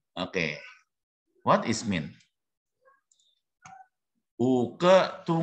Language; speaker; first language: English; non-native, learner; Indonesian